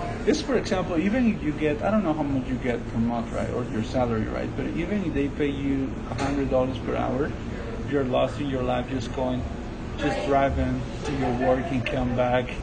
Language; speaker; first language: English; non-native, fluent; Spanish